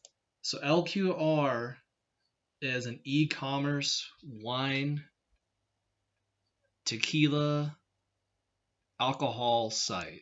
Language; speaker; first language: English; native; English